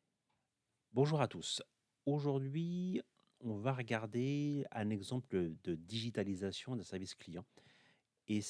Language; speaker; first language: French; native; French